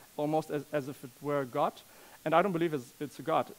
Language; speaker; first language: English; non-native, fluent; German